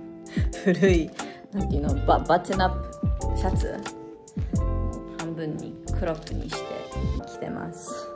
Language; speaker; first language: Japanese; early bilingual, heritage; English